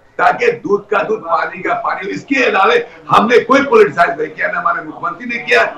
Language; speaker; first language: Hindi; native; Hindi